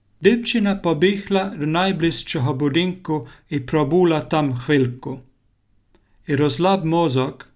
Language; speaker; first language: Ukrainian; non-native, learner; Finnish